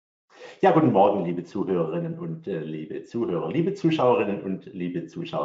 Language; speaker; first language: German; native; German